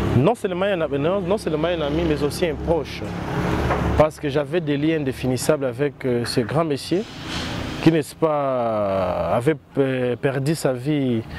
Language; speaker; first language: French; non-native, local second language; Swahili